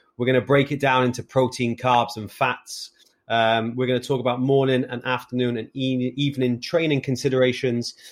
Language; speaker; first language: English; native; English